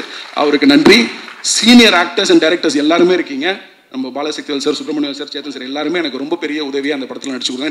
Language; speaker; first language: Tamil; native; Tamil